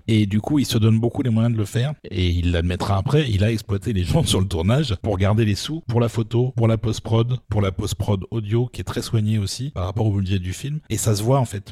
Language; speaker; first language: French; native; French